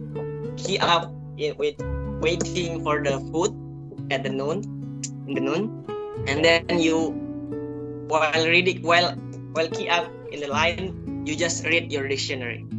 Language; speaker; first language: English; non-native, fluent; Indonesian